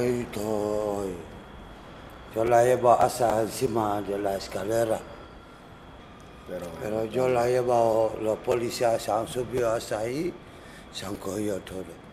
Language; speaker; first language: Spanish; non-native, learner; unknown